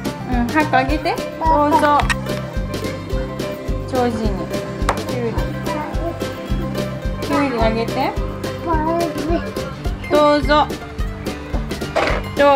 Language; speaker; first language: Japanese; native; Japanese